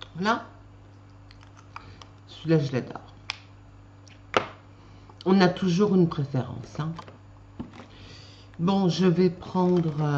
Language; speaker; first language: French; native; French